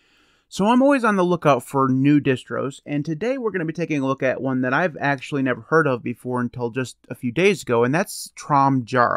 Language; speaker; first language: English; native; English